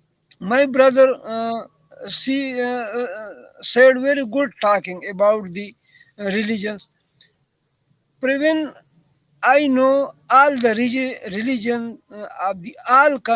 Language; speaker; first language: English; non-native, learner; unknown